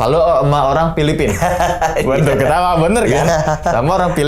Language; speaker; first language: Indonesian; native; Indonesian